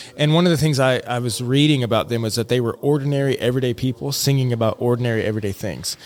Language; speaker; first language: English; native; English